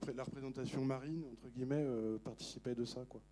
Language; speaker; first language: French; native; French